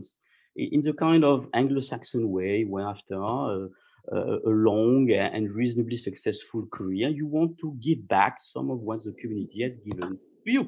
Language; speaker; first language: English; non-native, fluent; French